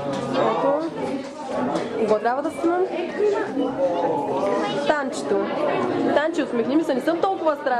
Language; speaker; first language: Bulgarian; native; Bulgarian